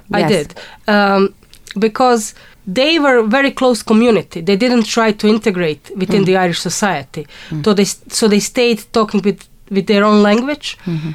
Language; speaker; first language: English; non-native, fluent; Croatian